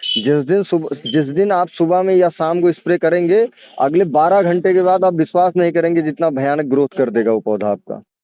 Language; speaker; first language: Hindi; native; Hindi